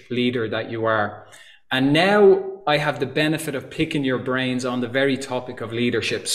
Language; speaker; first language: English; native; English